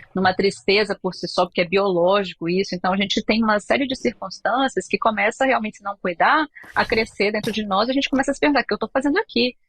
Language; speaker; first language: Portuguese; native; Portuguese